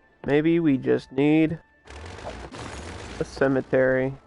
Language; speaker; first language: English; native; English